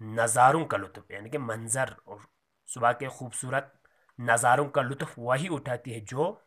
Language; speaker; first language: Urdu; non-native, local second language; Kashmiri